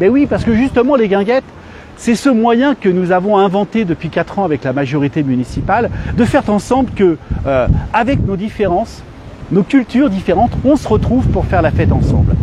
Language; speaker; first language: French; native; French